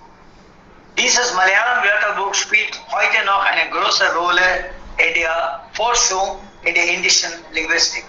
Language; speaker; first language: German; non-native, fluent; Tamil